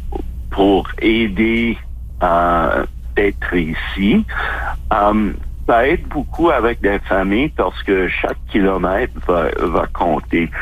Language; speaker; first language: French; non-native, local second language; English